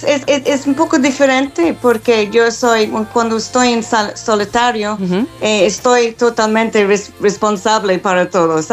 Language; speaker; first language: Spanish; non-native, fluent; English